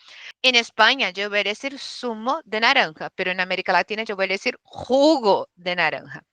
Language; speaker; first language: Spanish; non-native, fluent; Portuguese